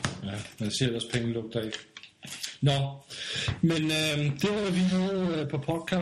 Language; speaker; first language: Danish; native; Danish